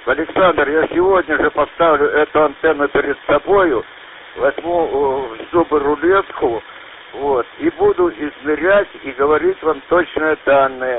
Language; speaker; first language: Russian; native; Russian